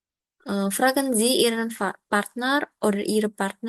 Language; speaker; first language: German; non-native, learner; Indonesian